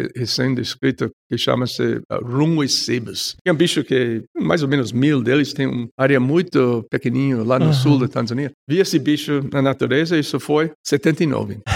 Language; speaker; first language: Portuguese; non-native, fluent; English